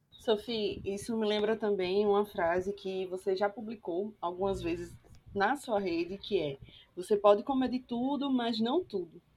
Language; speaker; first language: Portuguese; native; Portuguese